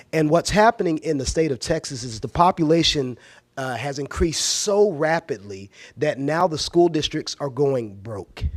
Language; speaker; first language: English; native; English